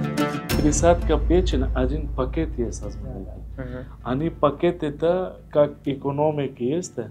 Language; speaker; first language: Russian; non-native, learner; Hindi